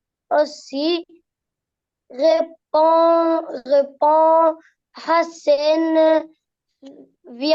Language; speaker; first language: French; non-native, learner; Arabic